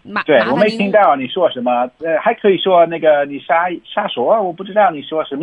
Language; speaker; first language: Chinese; non-native, learner; English